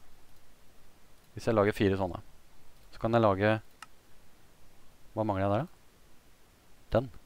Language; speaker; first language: Norwegian; native; Norwegian